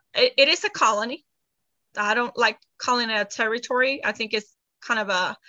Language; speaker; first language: English; non-native, fluent; Spanish